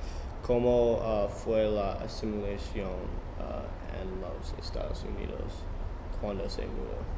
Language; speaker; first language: Spanish; non-native, learner; English